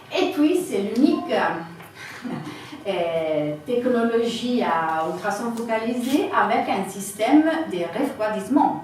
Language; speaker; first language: French; non-native, fluent; Italian